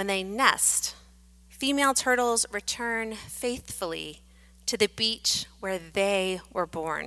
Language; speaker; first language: English; native; English